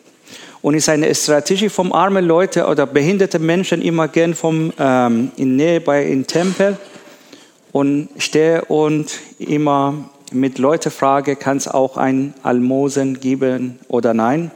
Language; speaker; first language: German; non-native, learner; Persian